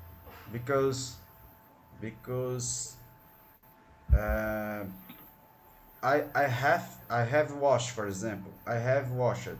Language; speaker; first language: English; non-native, learner; Portuguese